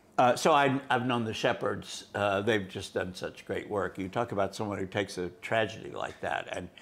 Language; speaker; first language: English; native; English